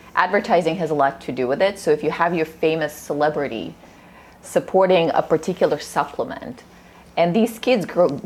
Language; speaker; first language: English; early bilingual, other home language; Russian